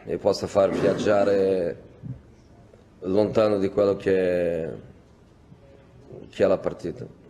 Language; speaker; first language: Italian; non-native, fluent; Portuguese